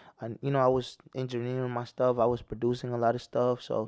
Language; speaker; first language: English; early bilingual, other home language; Spanish